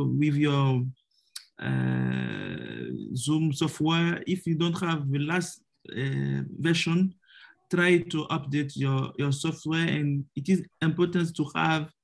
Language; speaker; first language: English; non-native, learner; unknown